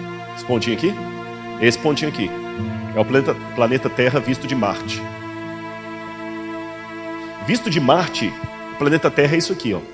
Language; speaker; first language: Portuguese; native; Portuguese